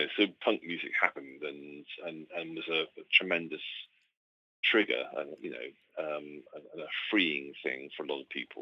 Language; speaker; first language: English; native; English